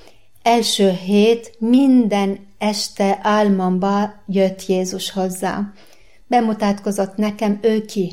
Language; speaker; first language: Hungarian; non-native, learner; Arabic